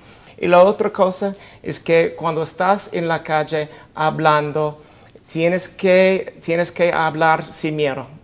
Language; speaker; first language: Spanish; non-native, fluent; English